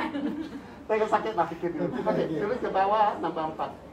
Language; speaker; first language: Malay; non-native, local second language; Cantonese